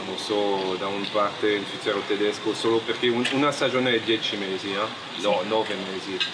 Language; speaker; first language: Italian; non-native, local second language; French